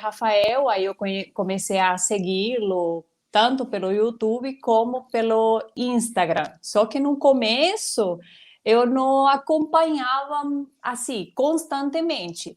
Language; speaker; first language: Portuguese; non-native, fluent; Spanish